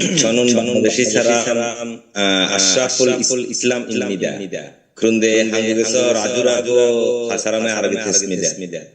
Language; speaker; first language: Korean; non-native, learner; Bangla